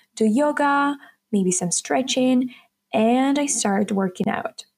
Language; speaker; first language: English; non-native, fluent; Ukrainian